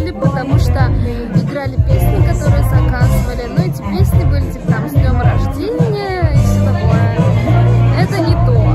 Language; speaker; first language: Russian; native; Russian